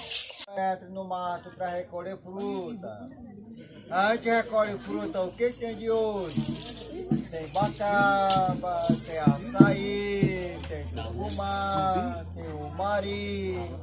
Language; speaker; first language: Portuguese; non-native, local second language; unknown